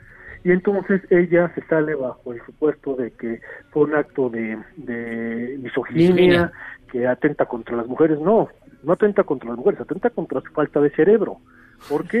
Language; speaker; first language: Spanish; native; Spanish